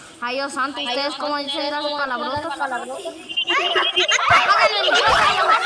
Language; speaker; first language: Spanish; native; Spanish